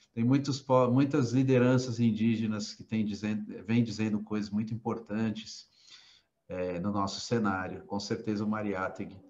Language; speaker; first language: Portuguese; native; Portuguese